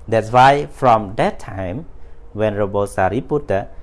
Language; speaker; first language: English; non-native, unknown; Khmer